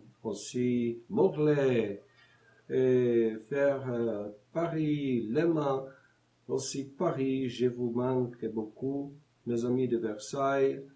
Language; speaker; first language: French; non-native, learner; Portuguese